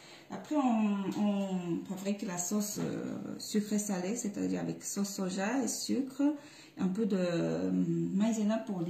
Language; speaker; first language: French; non-native, fluent; Japanese